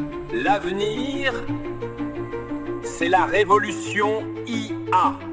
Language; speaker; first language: French; native; French